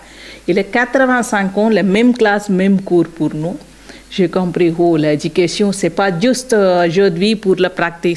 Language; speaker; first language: French; non-native, learner; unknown